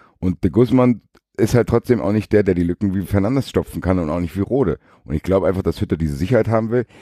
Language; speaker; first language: German; native; German